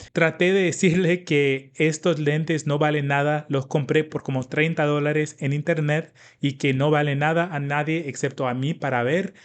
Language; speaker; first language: Spanish; non-native, fluent; English